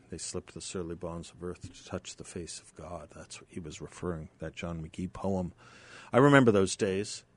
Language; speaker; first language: English; native; English